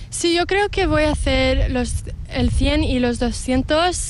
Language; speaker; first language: Spanish; early bilingual, heritage; English